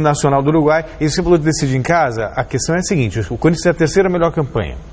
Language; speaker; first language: Portuguese; native; Portuguese